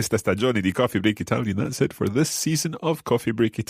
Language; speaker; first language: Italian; non-native, fluent; English